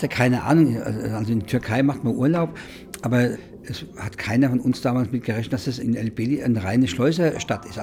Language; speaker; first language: German; native; German